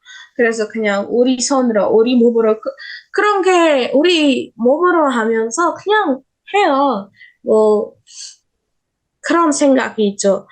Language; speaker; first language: Korean; non-native, learner; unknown